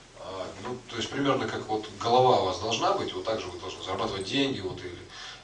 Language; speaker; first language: Russian; native; Russian